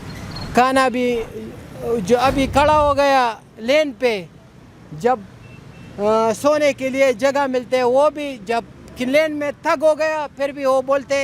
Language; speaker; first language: Hindi; non-native, local second language; Pashto